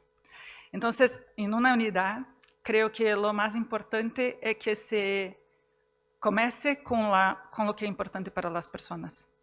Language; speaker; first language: Spanish; non-native, fluent; Portuguese